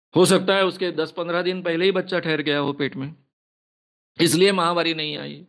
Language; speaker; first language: Hindi; non-native, local second language; Marathi